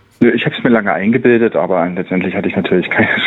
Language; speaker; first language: German; native; German